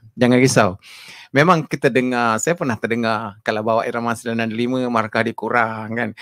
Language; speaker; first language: Malay; native; Malay